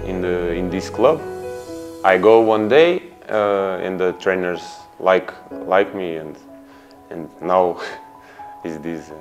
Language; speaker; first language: English; non-native, learner; Portuguese